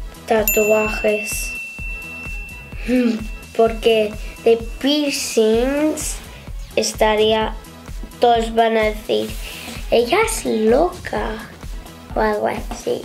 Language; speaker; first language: Spanish; early bilingual, heritage; Spanish